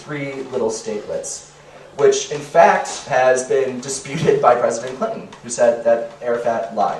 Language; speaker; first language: English; native; English